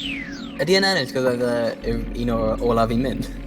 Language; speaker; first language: Welsh; non-native, local second language; English